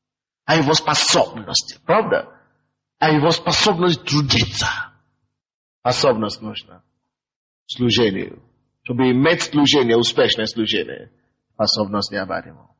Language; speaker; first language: Russian; non-native, fluent; Yoruba